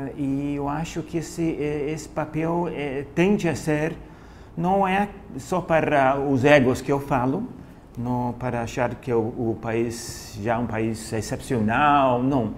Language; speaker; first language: Portuguese; non-native, fluent; English